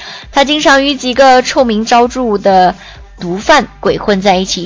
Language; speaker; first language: Chinese; native; Chinese